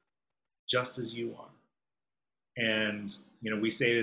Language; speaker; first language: English; native; English